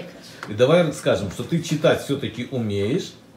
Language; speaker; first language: Russian; native; Russian